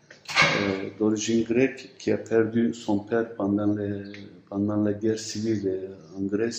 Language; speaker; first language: French; non-native, fluent; Turkish